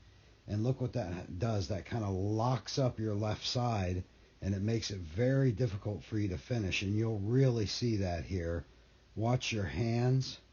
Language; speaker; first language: English; native; English